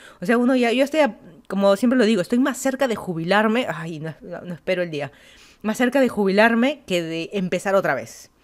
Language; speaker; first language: Spanish; native; Spanish